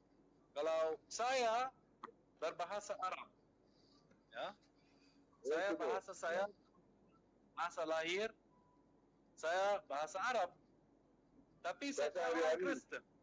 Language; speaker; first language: Indonesian; non-native, fluent; Arabic